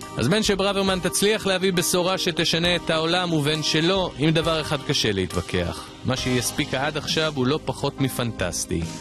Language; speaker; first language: Hebrew; native; Hebrew